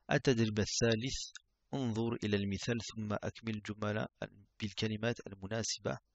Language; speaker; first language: Arabic; non-native, fluent; French